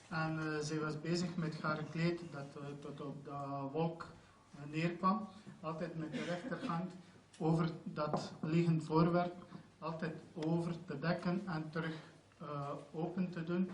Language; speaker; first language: Dutch; non-native, fluent; Croatian